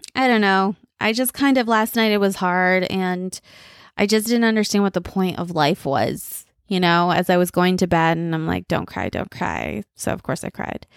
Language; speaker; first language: English; early bilingual, other home language; Bangla